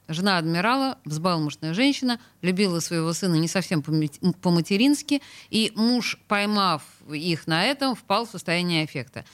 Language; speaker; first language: Russian; native; Russian